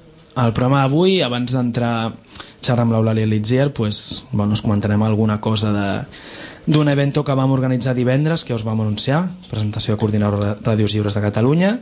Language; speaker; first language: Catalan; native; Catalan